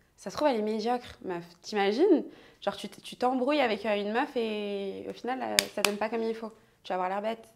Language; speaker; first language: French; native; French